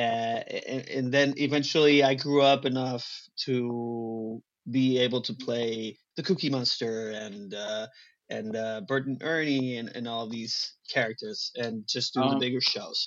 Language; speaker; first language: English; non-native, fluent; Spanish